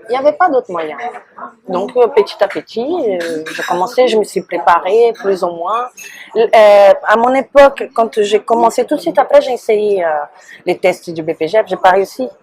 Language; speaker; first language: French; non-native, fluent; Portuguese